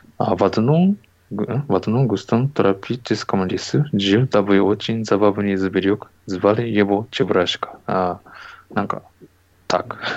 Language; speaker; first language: Russian; non-native, learner; Japanese